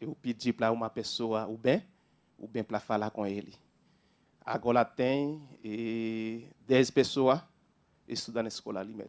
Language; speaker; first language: Portuguese; non-native, learner; Haitian Creole